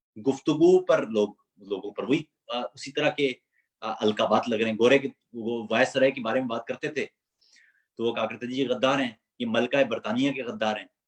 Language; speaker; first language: Urdu; non-native, local second language; Punjabi